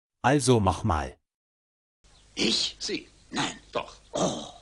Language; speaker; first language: German; native; German